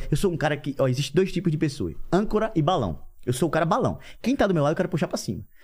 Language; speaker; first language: Portuguese; native; Portuguese